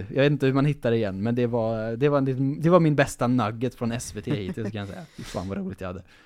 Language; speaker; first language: Swedish; native; Swedish